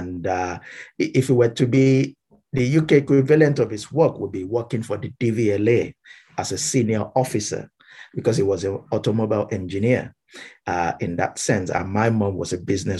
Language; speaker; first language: English; non-native, local second language; Yoruba